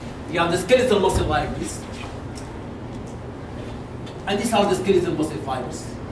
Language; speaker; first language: English; non-native, fluent; Arabic